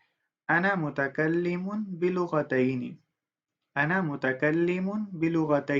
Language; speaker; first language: Arabic; non-native, fluent; Urdu